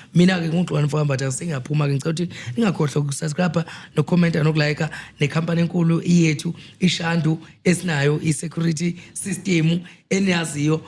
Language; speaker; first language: Zulu; native; Zulu